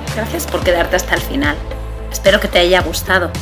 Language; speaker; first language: Spanish; native; Spanish